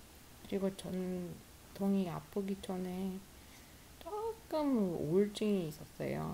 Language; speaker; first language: Korean; non-native, fluent; Russian